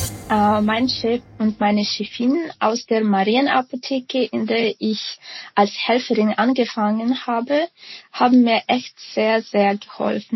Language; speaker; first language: German; non-native, fluent; Ukrainian